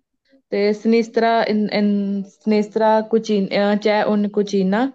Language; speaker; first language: Italian; non-native, learner; Punjabi